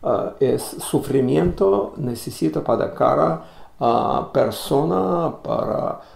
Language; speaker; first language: Spanish; non-native, learner; Russian